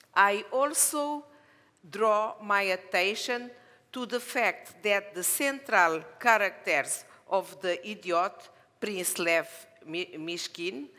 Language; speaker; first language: English; non-native, learner; Portuguese